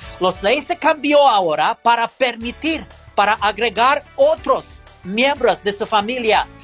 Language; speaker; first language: Spanish; non-native, learner; English